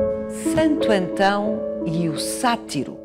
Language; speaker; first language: Portuguese; native; Portuguese